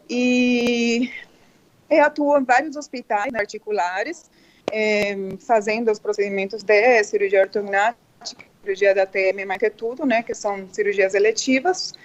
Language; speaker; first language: Portuguese; non-native, fluent; Spanish